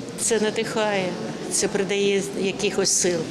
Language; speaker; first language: Ukrainian; non-native, local second language; Russian